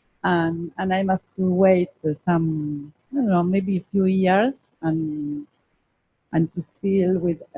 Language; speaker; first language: English; non-native, fluent; Spanish